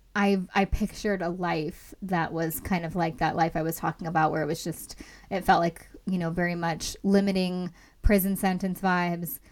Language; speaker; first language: English; native; English